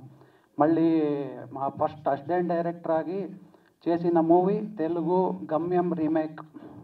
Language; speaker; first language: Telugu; non-native, learner; Kannada